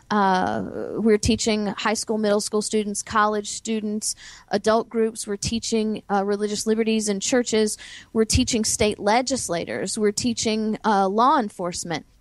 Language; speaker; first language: English; native; English